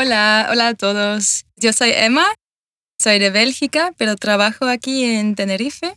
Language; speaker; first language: Spanish; non-native, fluent; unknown